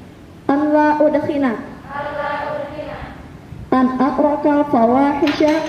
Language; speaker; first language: Arabic; non-native, learner; Indonesian